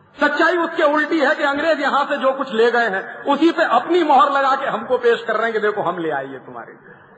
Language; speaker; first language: Hindi; native; Hindi